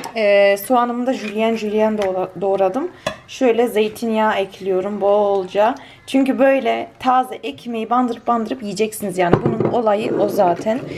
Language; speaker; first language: Turkish; early bilingual, heritage; Turkish